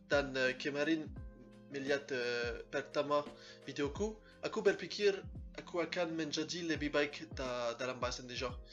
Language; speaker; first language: Indonesian; non-native, learner; French